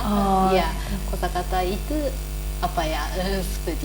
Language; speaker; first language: Indonesian; non-native, learner; Japanese